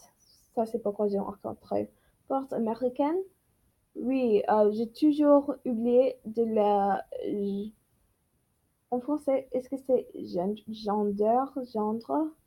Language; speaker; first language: French; non-native, learner; English